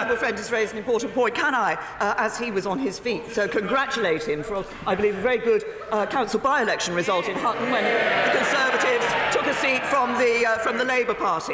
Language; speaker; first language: English; native; English